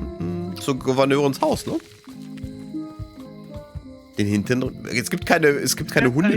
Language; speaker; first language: German; native; German